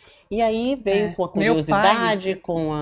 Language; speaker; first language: Portuguese; native; Portuguese